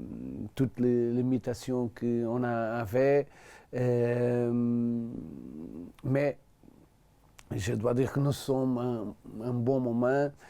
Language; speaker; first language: French; non-native, learner; Portuguese